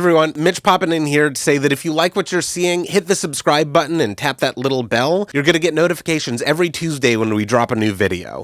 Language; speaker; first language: English; native; English